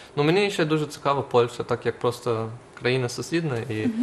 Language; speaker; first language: Ukrainian; non-native, fluent; German